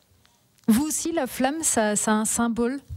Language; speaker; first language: French; native; French